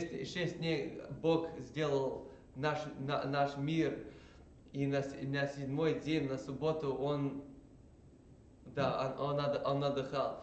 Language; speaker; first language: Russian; early bilingual, heritage; English